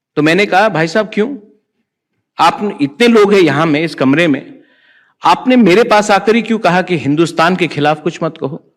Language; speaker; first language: Hindi; non-native, local second language; Kok Borok